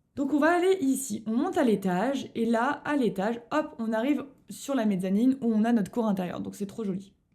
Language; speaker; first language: French; native; French